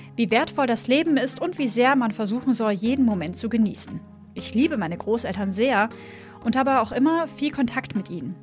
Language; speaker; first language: German; native; German